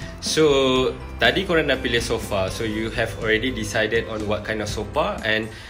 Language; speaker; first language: English; non-native, local second language; Malay